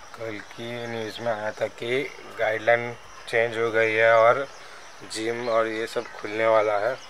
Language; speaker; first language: Hindi; non-native, local second language; Gujarati